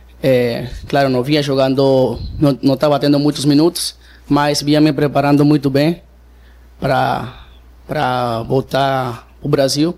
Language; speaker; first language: Portuguese; non-native, fluent; Spanish